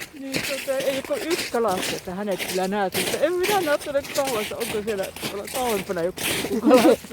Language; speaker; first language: Finnish; native; Finnish